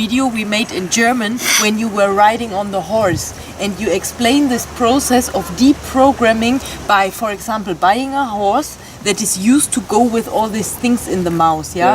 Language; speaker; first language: English; non-native, fluent; German